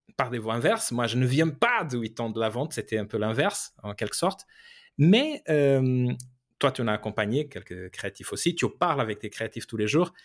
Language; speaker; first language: French; non-native, fluent; Portuguese